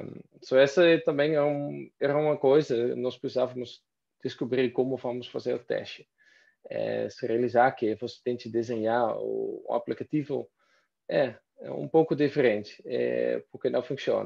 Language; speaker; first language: Portuguese; non-native, fluent; Dutch